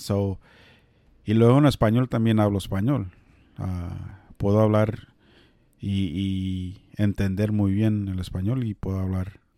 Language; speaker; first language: Spanish; early bilingual, heritage; Spanish